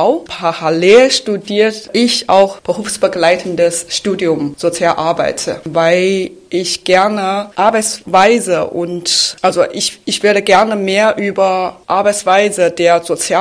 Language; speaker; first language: German; non-native, fluent; Chinese